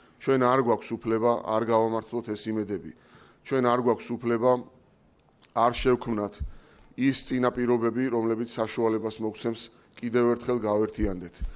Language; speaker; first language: Georgian; native; Georgian